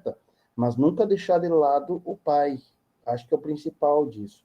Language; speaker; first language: Portuguese; native; Portuguese